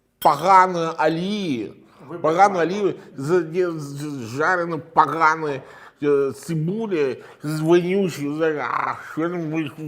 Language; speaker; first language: Ukrainian; non-native, learner; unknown